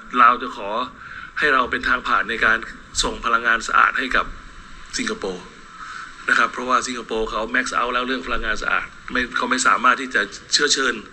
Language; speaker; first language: Thai; native; Thai